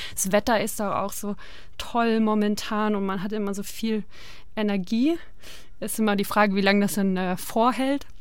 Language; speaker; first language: German; native; German